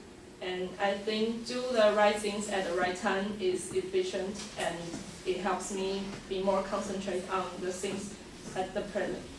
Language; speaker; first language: English; non-native, fluent; Chinese